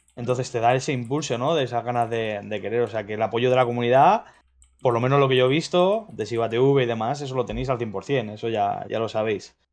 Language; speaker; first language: Spanish; native; Spanish